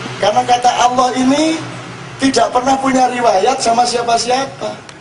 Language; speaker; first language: Indonesian; non-native, local second language; Javanese